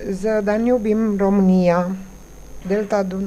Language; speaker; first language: English; non-native, learner; Romanian